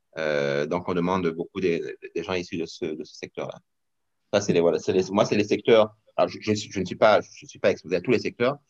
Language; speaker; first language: French; non-native, local second language; Rundi